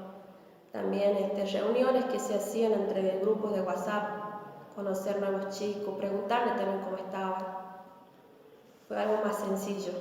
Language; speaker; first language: Spanish; native; Spanish